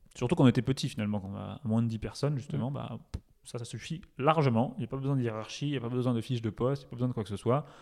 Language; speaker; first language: French; native; French